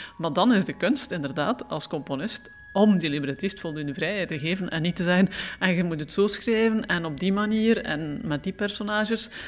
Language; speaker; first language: Dutch; native; Dutch